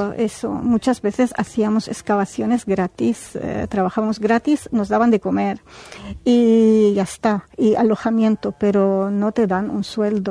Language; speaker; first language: Spanish; non-native, fluent; Arabic